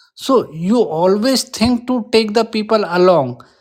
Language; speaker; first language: English; non-native, local second language; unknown